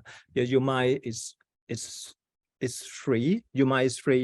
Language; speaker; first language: English; non-native, fluent; Thai